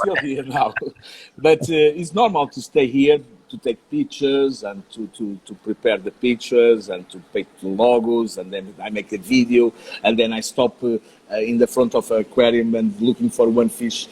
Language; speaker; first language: English; non-native, learner; Portuguese